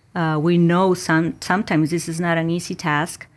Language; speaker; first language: English; non-native, fluent; Spanish